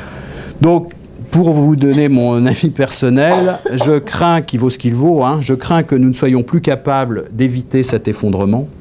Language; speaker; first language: French; native; French